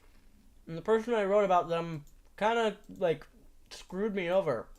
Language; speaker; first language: English; native; English